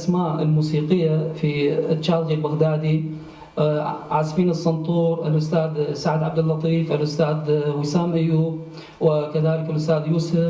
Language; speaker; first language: Arabic; native; Arabic